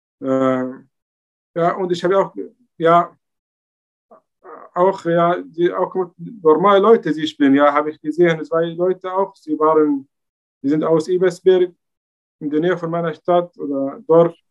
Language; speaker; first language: German; non-native, learner; Arabic